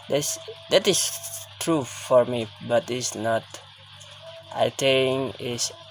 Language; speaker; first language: English; non-native, learner; Indonesian